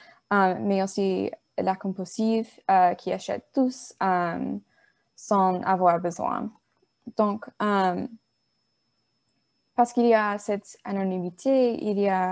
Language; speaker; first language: French; non-native, learner; English